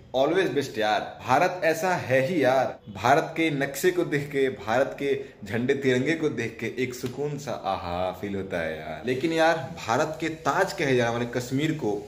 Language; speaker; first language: Hindi; native; Hindi